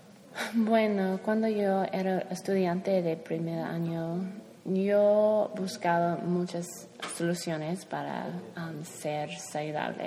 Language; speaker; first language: Spanish; non-native, learner; English